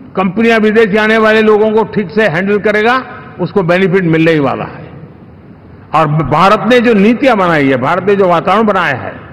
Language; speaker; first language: Hindi; non-native, local second language; Gujarati